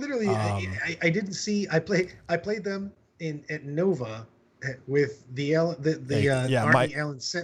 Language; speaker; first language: English; native; English